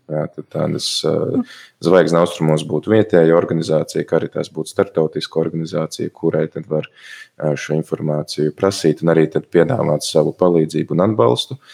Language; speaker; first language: Latvian; native; Latvian